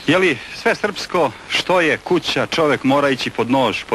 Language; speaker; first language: Croatian; native; Croatian